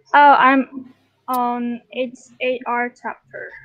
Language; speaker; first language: English; non-native, fluent; Indonesian